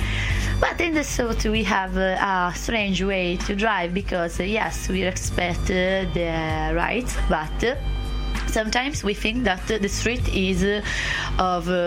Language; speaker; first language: English; non-native, learner; Italian